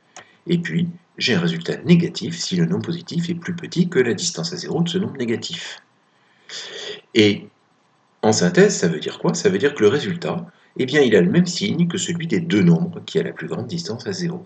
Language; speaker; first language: French; native; French